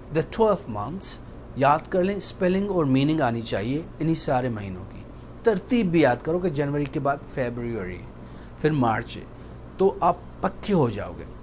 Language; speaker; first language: Urdu; native; Urdu